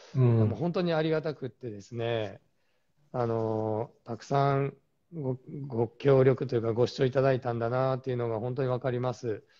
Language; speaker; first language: Japanese; native; Japanese